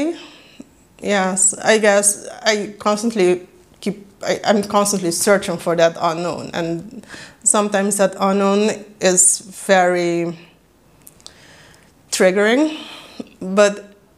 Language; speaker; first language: English; non-native, fluent; Papiamento